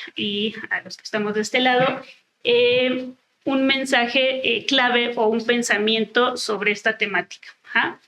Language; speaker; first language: Spanish; native; Spanish